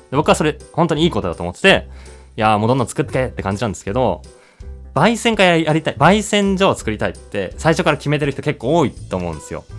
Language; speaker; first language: Japanese; native; Japanese